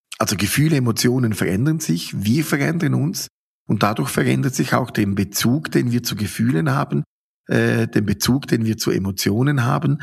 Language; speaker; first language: German; native; German